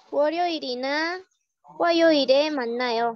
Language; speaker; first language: Korean; non-native, learner; Spanish